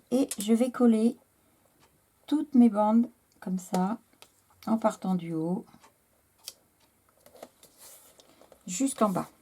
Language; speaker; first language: French; native; French